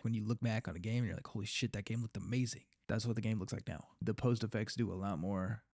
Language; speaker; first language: English; native; English